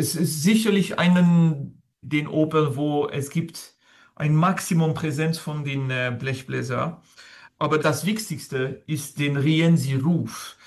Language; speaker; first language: German; non-native, fluent; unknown